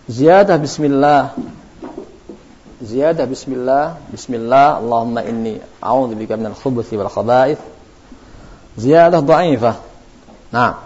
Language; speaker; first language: Arabic; non-native, fluent; Indonesian